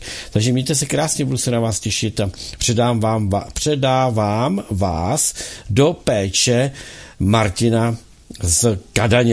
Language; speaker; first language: Czech; native; Czech